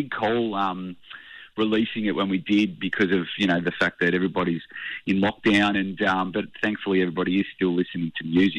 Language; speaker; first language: English; native; English